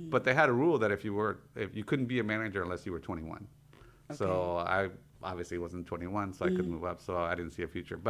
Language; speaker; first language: English; early bilingual, other home language; Spanish